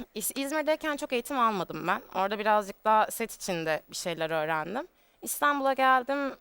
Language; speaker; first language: Turkish; native; Turkish